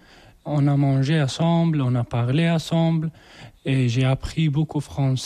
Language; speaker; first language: French; non-native, learner; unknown